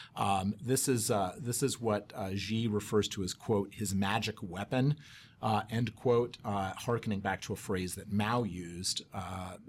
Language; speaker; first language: English; native; English